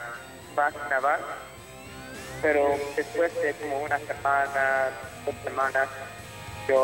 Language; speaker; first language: Spanish; early bilingual, heritage; English